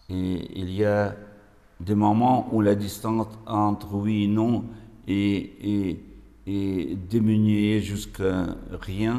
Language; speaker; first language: French; non-native, fluent; Russian